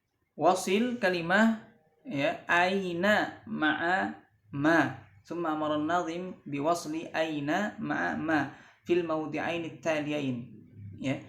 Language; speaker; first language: Arabic; non-native, fluent; Indonesian